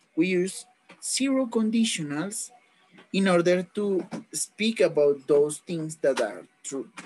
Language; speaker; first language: English; non-native, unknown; Spanish